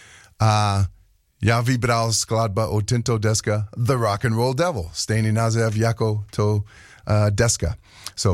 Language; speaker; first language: Czech; non-native, learner; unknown